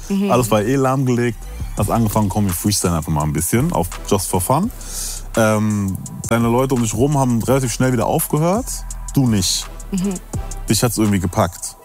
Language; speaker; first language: German; native; German